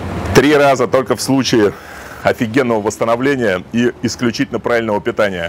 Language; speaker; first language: Russian; native; Russian